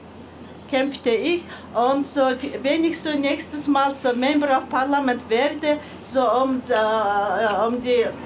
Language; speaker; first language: German; non-native, fluent; Mongolian